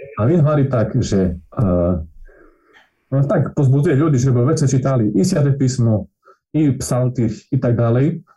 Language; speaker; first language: Slovak; non-native, local second language; Rusyn